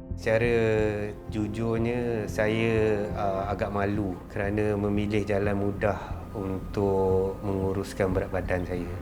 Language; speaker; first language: Malay; native; Malay